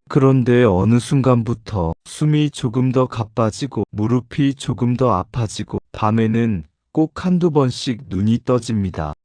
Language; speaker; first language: Korean; native; Korean